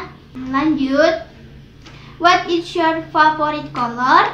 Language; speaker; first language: English; non-native, learner; Indonesian